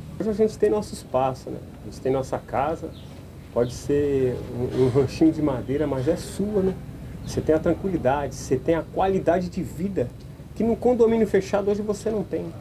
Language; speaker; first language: Portuguese; native; Portuguese